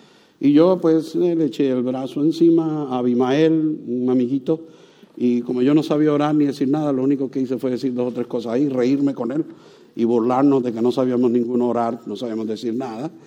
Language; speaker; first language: Spanish; native; Spanish